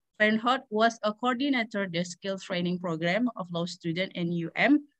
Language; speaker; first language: English; non-native, learner; Indonesian